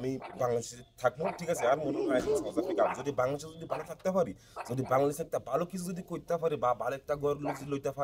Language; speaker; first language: Bangla; non-native, learner; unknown